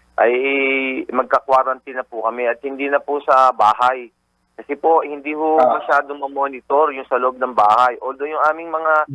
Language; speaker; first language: Filipino; native; Filipino